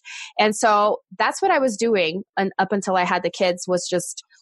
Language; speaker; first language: English; non-native, fluent; Portuguese